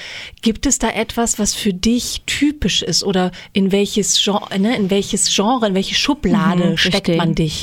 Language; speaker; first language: German; native; German